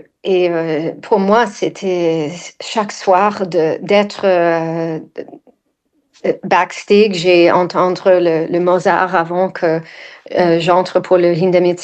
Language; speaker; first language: French; non-native, fluent; English